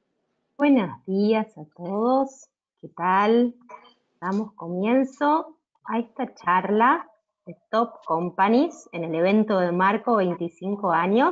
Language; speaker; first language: Spanish; native; Spanish